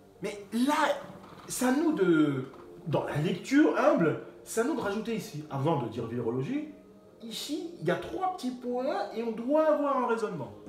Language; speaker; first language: French; native; French